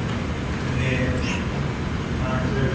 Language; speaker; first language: English; native; English